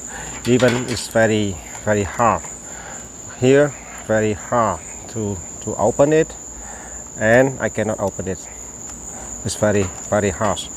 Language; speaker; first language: English; non-native, local second language; Vietnamese